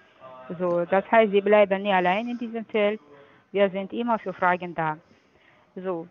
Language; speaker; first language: German; non-native, fluent; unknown